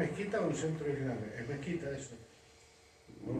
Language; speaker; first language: Spanish; native; Spanish